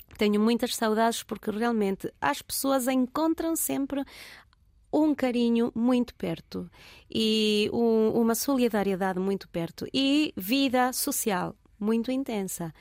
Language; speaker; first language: Portuguese; early bilingual, heritage; Portuguese